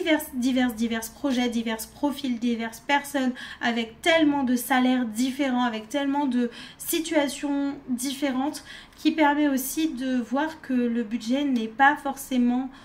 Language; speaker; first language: French; native; French